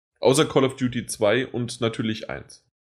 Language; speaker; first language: German; native; German